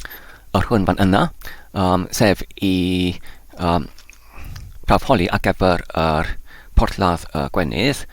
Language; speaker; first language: Welsh; non-native, learner; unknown